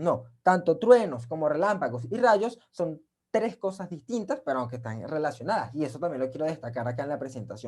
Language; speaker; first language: Spanish; native; Spanish